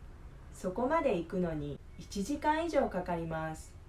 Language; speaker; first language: Japanese; native; Japanese